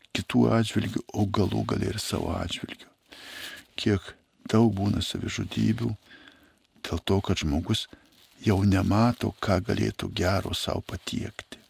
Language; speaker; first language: Lithuanian; native; Lithuanian